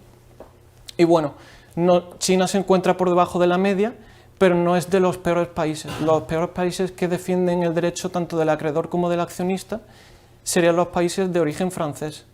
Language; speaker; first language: Spanish; native; Spanish